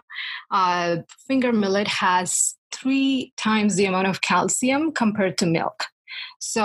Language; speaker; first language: English; non-native, local second language; Tamil